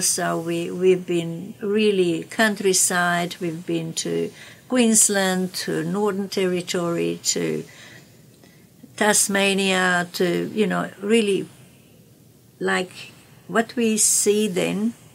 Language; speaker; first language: English; non-native, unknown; Slovenian